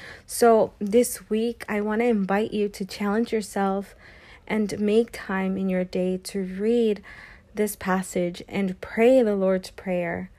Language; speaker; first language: English; early bilingual, other home language; Spanish